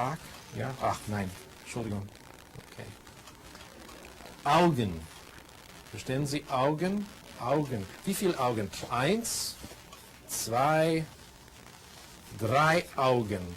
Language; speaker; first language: German; non-native, fluent; English